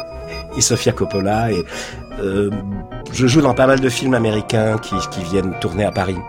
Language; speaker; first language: French; native; French